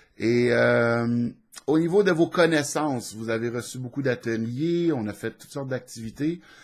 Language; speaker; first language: French; native; French